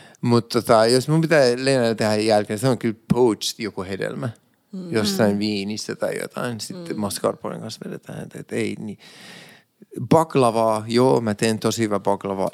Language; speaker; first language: Finnish; early bilingual, other home language; Persian